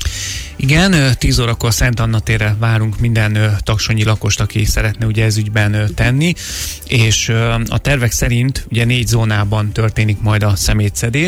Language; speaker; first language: Hungarian; native; Hungarian